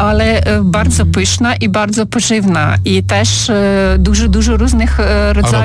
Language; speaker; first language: Polish; non-native, fluent; Ukrainian